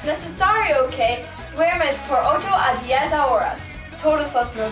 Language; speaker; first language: Spanish; non-native, learner; English